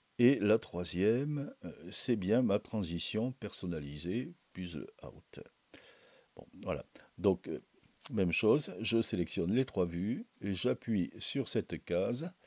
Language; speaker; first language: French; native; French